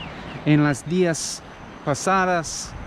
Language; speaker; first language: Spanish; non-native, learner; English